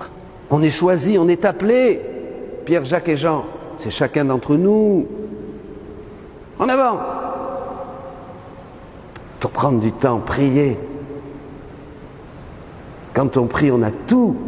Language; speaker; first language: French; native; French